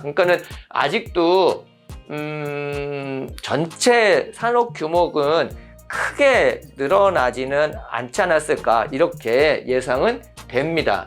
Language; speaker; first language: Korean; native; Korean